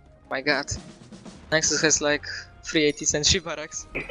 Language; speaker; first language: English; non-native, fluent; Polish